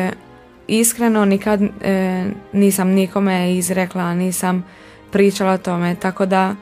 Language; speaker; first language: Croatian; non-native, local second language; Hungarian